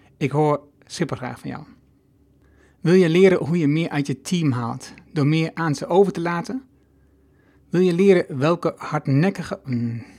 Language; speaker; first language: Dutch; native; Dutch